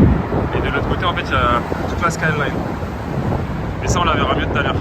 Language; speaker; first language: French; native; French